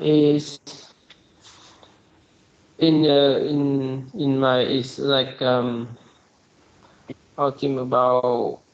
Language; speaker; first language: English; non-native, learner; Vietnamese